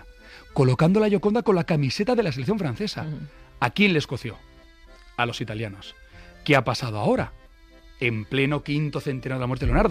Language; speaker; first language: Spanish; native; Spanish